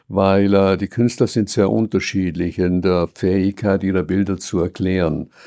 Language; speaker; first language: German; native; German